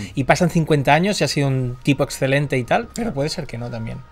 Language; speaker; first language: Spanish; native; Spanish